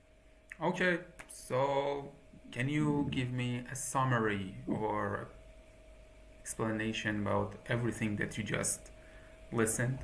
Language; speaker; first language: English; non-native, fluent; Persian